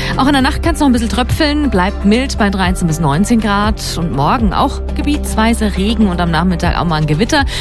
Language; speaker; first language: German; native; German